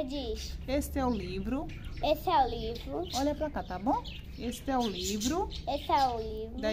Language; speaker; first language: Portuguese; native; Portuguese